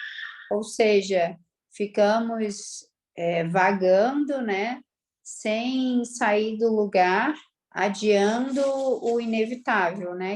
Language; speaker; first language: Portuguese; native; Portuguese